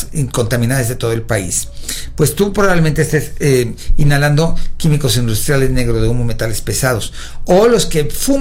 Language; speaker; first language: Spanish; native; Spanish